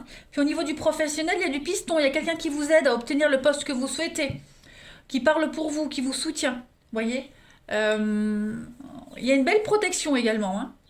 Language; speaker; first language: French; native; French